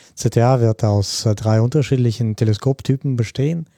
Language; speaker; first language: German; non-native, fluent; Russian